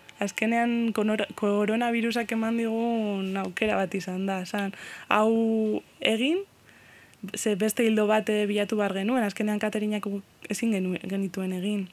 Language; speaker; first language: Basque; non-native, fluent; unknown